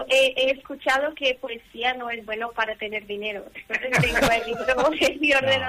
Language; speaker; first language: Spanish; non-native, learner; Portuguese